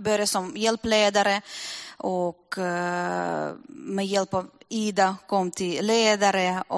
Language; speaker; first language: Swedish; non-native, fluent; Russian